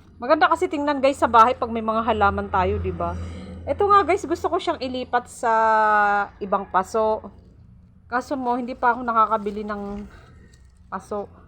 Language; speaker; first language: Filipino; non-native, local second language; Waray